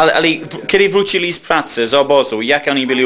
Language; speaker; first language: Polish; non-native, learner; English